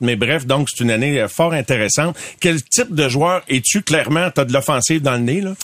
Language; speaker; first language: French; native; French